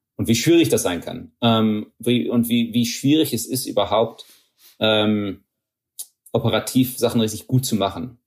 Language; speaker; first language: German; early bilingual, heritage; German